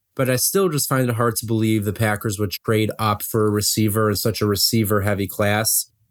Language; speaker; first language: English; native; English